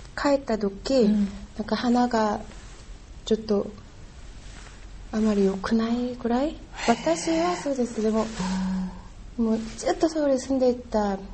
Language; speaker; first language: Japanese; non-native, fluent; Korean